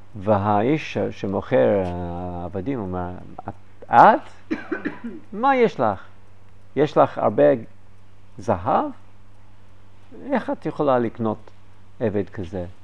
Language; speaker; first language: Hebrew; non-native, fluent; English